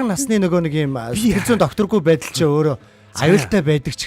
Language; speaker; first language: Mongolian; native; Mongolian